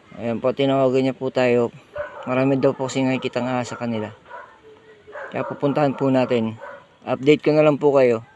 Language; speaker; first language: Filipino; non-native, local second language; Bikol